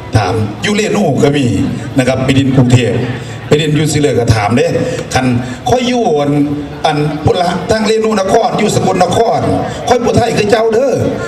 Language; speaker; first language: Thai; non-native, local second language; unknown